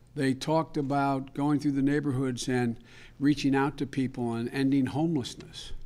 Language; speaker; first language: English; native; English